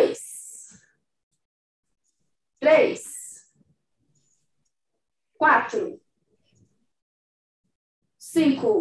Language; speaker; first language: Portuguese; native; Portuguese